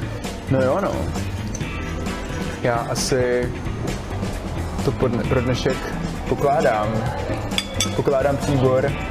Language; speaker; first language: Czech; native; Czech